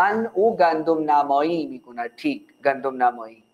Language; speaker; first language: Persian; non-native, fluent; Urdu